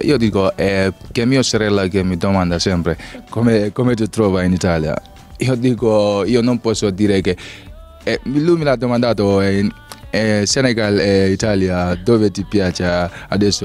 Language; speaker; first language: Italian; non-native, learner; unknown